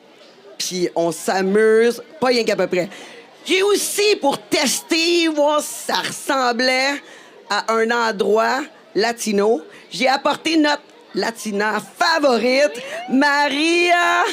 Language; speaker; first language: French; native; French